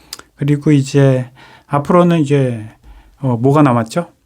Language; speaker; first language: Korean; native; Korean